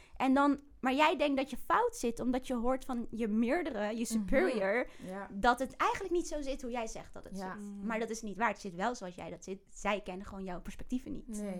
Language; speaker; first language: Dutch; native; Dutch